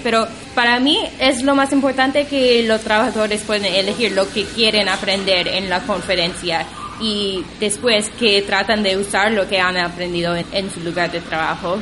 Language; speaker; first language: Spanish; non-native, fluent; English